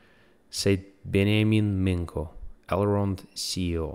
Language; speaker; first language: English; non-native, fluent; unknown